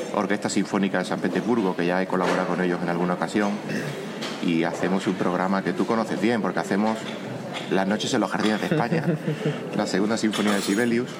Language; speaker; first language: Spanish; native; Spanish